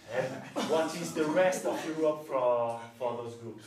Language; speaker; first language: English; non-native, fluent; French